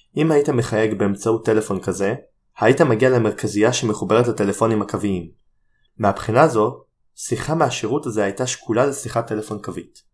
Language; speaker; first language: Hebrew; native; Hebrew